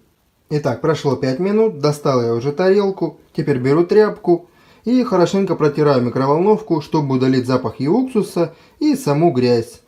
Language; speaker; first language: Russian; native; Russian